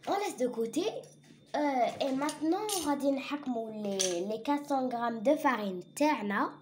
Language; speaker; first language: French; non-native, local second language; Arabic